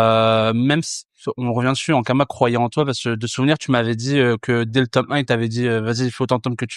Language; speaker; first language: French; native; French